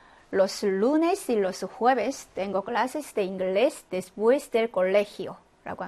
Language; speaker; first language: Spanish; non-native, fluent; Korean